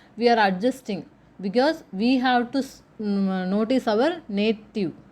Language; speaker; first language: English; non-native, local second language; Tamil